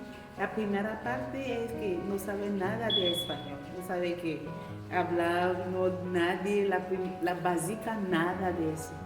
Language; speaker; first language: Spanish; non-native, learner; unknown